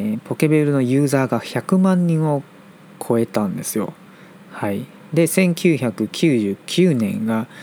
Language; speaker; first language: Japanese; non-native, fluent; Chinese